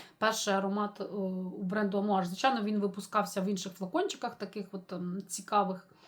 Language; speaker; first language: Ukrainian; non-native, local second language; Russian